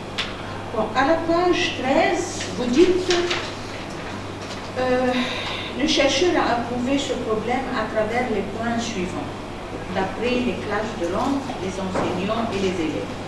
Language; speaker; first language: French; non-native, fluent; Arabic